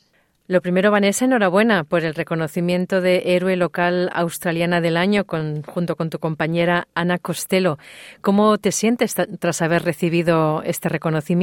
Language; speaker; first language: Spanish; native; Spanish